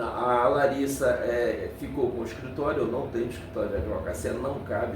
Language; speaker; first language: Portuguese; native; Portuguese